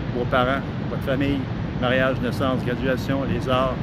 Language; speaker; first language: French; native; French